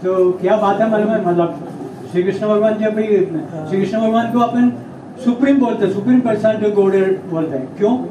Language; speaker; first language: Hindi; non-native, local second language; Malayalam